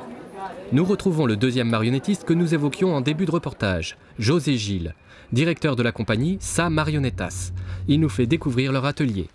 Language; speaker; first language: French; native; French